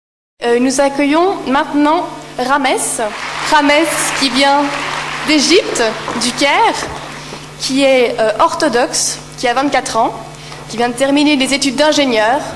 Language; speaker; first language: French; native; French